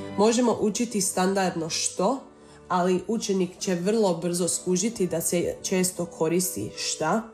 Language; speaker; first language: Serbian; early bilingual, heritage; Croatian